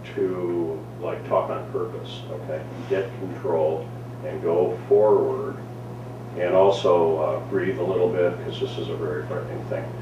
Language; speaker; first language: English; native; English